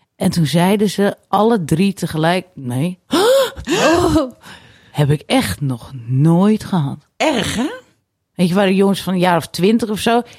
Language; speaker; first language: Dutch; native; Dutch